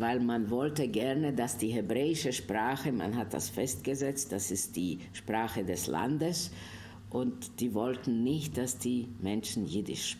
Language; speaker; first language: German; non-native, fluent; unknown